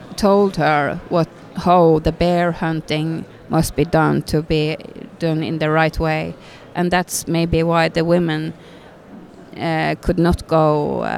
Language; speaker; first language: English; non-native, fluent; Norwegian